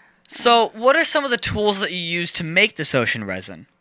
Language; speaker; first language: English; native; English